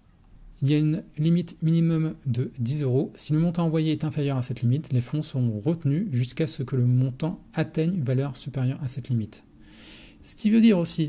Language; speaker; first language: French; native; French